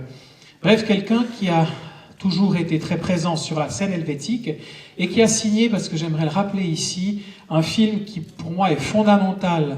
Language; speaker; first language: French; native; French